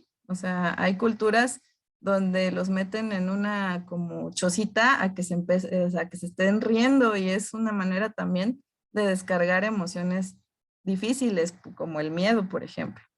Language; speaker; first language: Spanish; native; Spanish